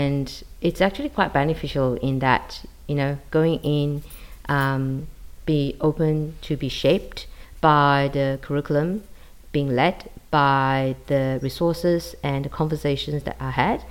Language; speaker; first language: English; non-native, local second language; Cantonese